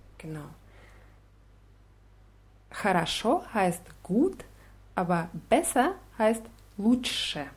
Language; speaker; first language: German; non-native, fluent; Russian